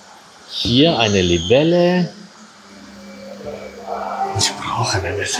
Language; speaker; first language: German; native; German